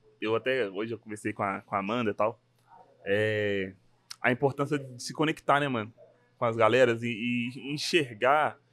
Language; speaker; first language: Portuguese; native; Portuguese